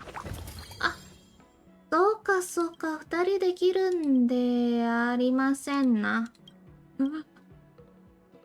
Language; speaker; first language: Japanese; non-native, learner; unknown